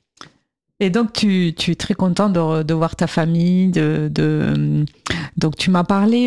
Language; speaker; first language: French; native; French